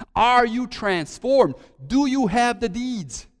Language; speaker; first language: English; early bilingual, other home language; Romanian